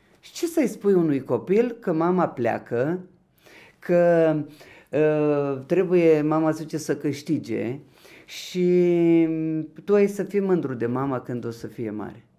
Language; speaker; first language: Romanian; non-native, local second language; Ukrainian